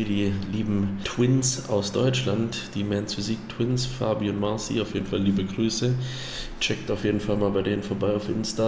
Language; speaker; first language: German; native; German